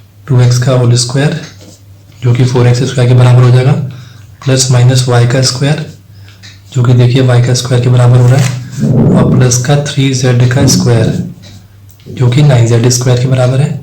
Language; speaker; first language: Hindi; native; Hindi